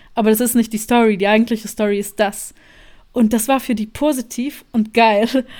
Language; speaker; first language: German; non-native, fluent; Bosnian